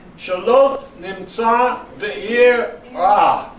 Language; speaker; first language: Hebrew; non-native, fluent; English